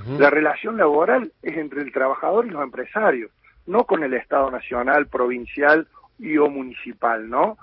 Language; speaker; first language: Spanish; native; Spanish